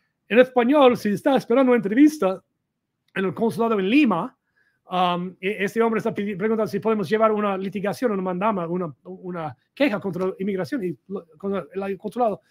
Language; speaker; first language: Spanish; non-native, fluent; English